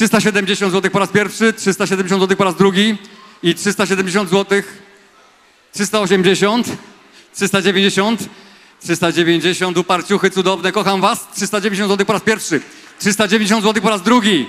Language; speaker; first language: Polish; native; Polish